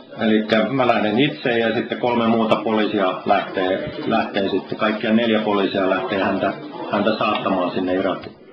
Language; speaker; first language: Finnish; native; Finnish